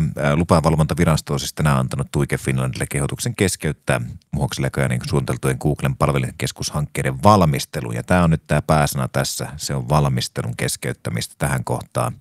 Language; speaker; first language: Finnish; native; Finnish